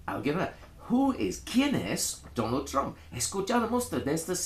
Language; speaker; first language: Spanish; non-native, fluent; English